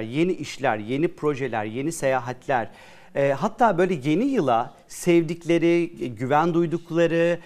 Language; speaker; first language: Turkish; native; Turkish